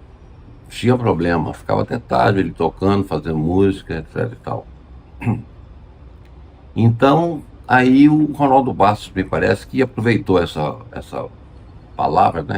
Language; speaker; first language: Portuguese; native; Portuguese